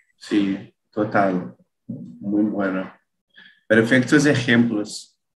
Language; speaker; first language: Spanish; non-native, learner; Portuguese